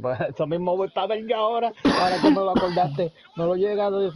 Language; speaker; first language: Spanish; native; Spanish